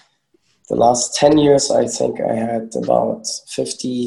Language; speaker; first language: English; early bilingual, other home language; German